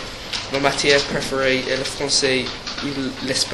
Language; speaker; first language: French; non-native, learner; English